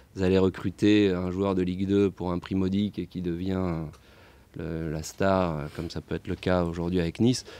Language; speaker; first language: French; native; French